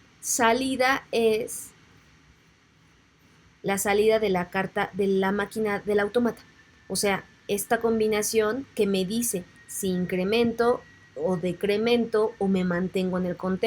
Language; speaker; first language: Spanish; native; Spanish